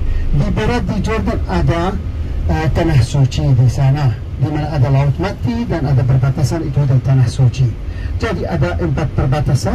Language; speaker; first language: Indonesian; non-native, learner; Arabic